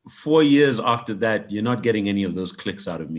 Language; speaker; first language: English; non-native, local second language; Nyanja